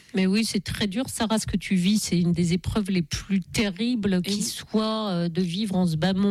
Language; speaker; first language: French; native; French